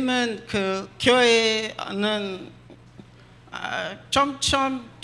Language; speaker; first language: Korean; non-native, learner; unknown